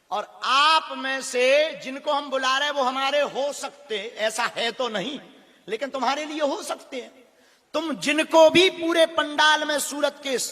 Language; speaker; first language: Hindi; native; Hindi